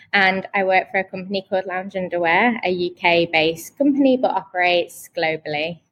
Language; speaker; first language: English; native; English